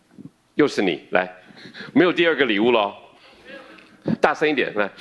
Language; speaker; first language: Chinese; native; Chinese